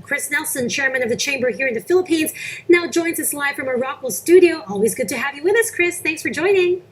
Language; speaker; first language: English; non-native, local second language; Filipino